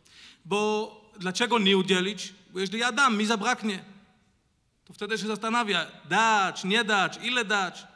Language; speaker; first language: Polish; non-native, learner; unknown